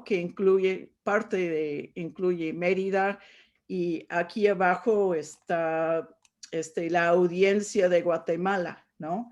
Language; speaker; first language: Spanish; non-native, fluent; English